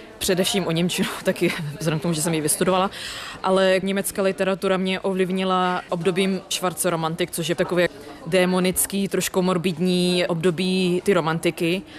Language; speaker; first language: Czech; non-native, fluent; Russian